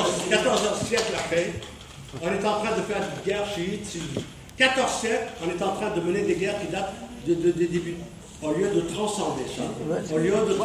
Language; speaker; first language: French; native; French